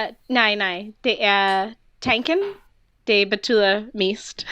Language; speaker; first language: Danish; non-native, fluent; English